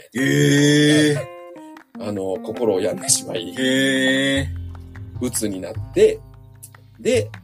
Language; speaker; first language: Japanese; native; Japanese